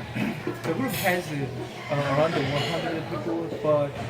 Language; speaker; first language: English; non-native, learner; Korean